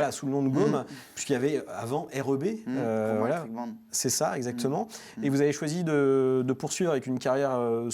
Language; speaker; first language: French; native; French